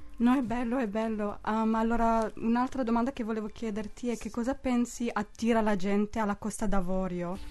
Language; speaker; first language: Italian; non-native, fluent; English